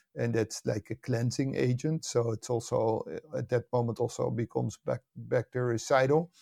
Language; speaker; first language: English; non-native, fluent; Dutch